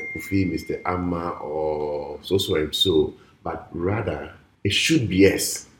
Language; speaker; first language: English; non-native, local second language; Ewe